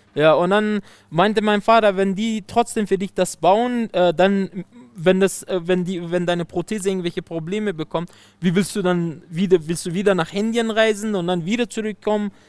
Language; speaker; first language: German; non-native, fluent; Persian